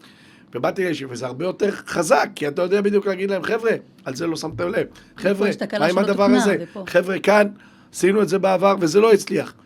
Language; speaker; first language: Hebrew; native; Hebrew